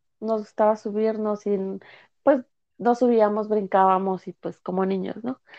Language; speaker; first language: Spanish; native; Spanish